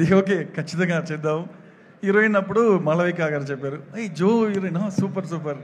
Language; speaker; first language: Telugu; non-native, learner; Tamil